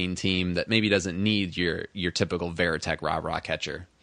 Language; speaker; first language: English; early bilingual, other home language; Filipino